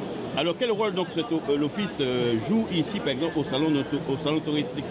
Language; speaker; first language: French; native; French